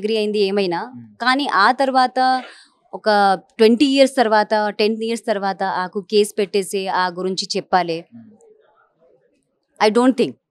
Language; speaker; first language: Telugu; non-native, local second language; Hindi